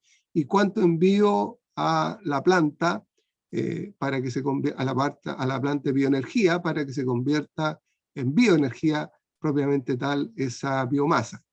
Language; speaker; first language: Spanish; non-native, fluent; Portuguese